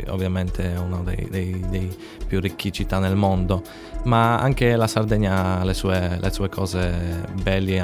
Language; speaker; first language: Italian; non-native, fluent; Polish